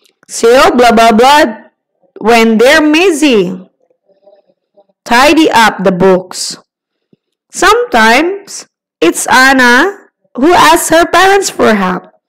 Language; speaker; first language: English; non-native, fluent; Indonesian